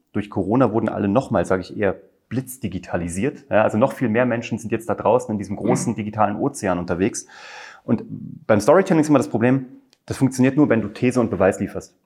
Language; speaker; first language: German; native; German